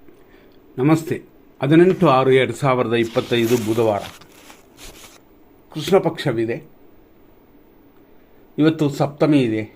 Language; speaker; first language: Kannada; native; Kannada